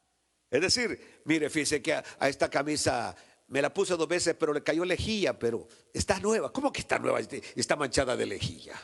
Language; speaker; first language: Spanish; native; Spanish